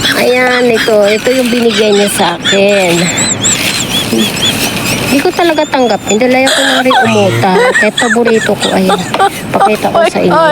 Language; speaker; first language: Filipino; non-native, local second language; Cebuano